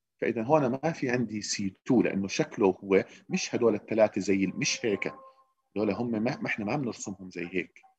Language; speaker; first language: Arabic; native; Arabic